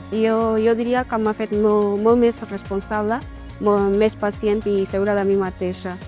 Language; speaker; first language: Catalan; non-native, fluent; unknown